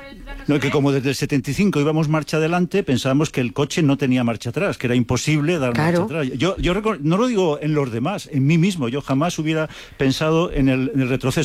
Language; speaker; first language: Spanish; native; Spanish